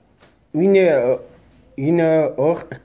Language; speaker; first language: French; non-native, learner; Portuguese